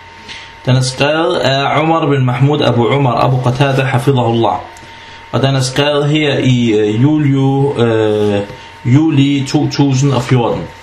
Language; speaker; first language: Danish; early bilingual, other home language; Arabic